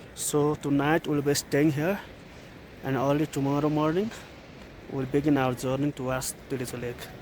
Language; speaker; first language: English; non-native, local second language; Nepali